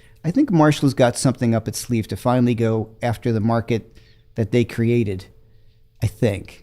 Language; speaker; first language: English; native; English